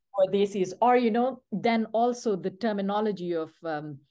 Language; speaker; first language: English; non-native, local second language; Pashto